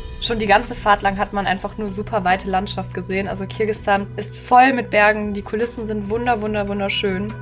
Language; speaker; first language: German; native; German